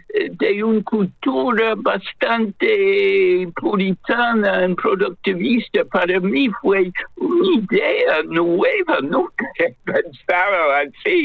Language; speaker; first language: Spanish; non-native, fluent; English